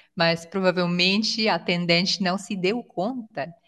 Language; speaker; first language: Portuguese; non-native, fluent; Italian